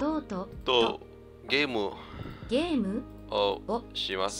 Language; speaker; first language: Japanese; non-native, learner; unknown